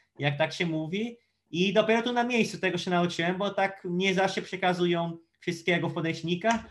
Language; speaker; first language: Polish; non-native, fluent; Portuguese